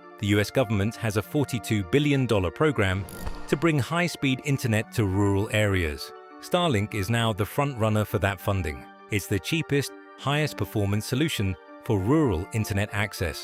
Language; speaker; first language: English; native; English